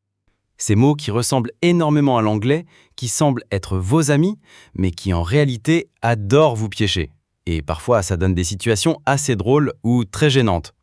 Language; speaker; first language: French; native; French